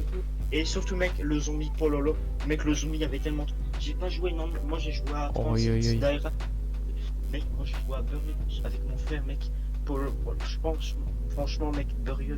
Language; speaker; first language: French; native; French